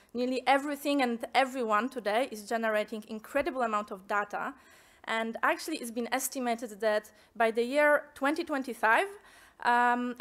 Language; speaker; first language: English; non-native, fluent; Polish